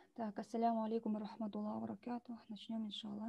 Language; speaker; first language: Russian; non-native, local second language; Kazakh